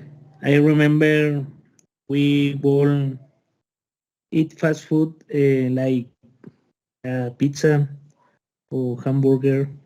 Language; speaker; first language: English; non-native, learner; Spanish